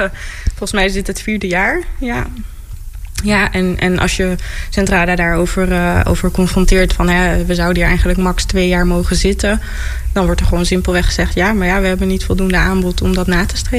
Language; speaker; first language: Dutch; native; Dutch